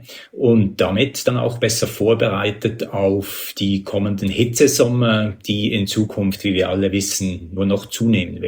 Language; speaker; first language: German; native; German